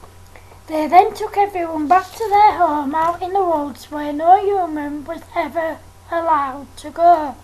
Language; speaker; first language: English; native; English